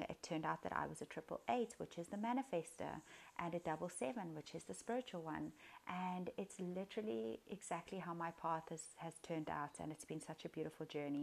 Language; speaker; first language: English; native; English